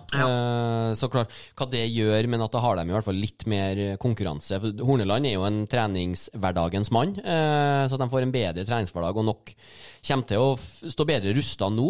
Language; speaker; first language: Norwegian; native; Norwegian